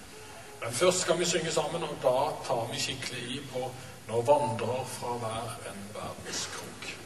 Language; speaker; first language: Norwegian; native; Norwegian